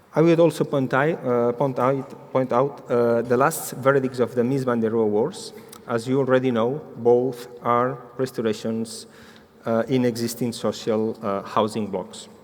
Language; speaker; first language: English; non-native, fluent; Catalan